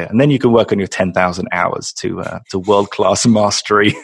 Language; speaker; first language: English; native; English